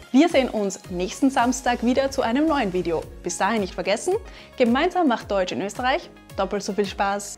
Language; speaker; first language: German; native; German